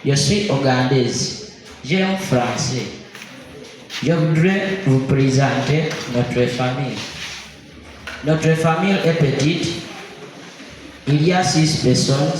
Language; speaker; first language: French; non-native, learner; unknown